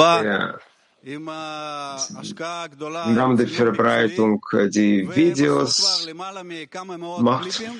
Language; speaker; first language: German; non-native, learner; Hebrew